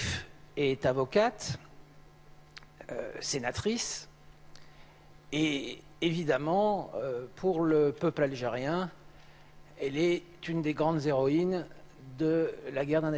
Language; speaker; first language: French; native; French